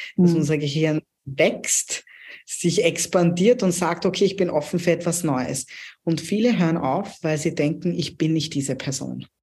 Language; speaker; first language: German; non-native, fluent; Urdu